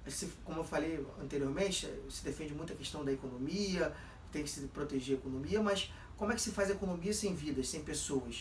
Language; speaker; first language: Portuguese; native; Portuguese